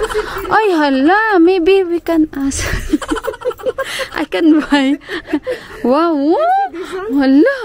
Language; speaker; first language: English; non-native, local second language; Filipino